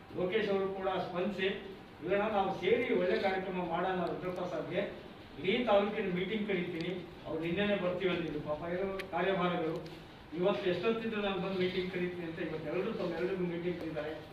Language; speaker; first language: Kannada; non-native, local second language; Lambadi